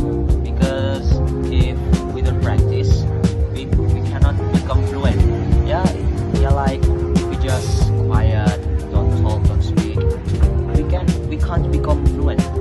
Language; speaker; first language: English; non-native, learner; Indonesian